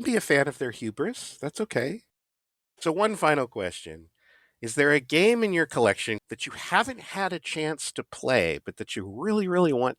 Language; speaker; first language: English; native; English